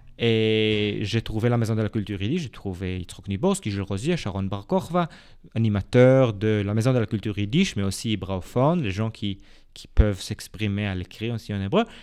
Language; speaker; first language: French; non-native, fluent; Hebrew